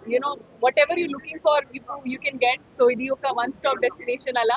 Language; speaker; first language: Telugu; non-native, local second language; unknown